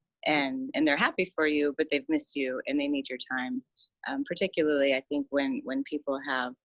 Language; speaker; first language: English; native; English